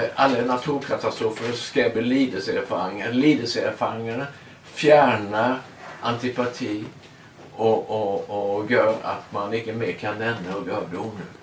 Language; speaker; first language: Swedish; non-native, learner; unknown